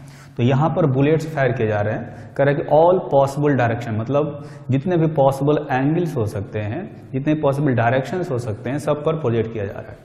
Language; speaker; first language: Hindi; native; Hindi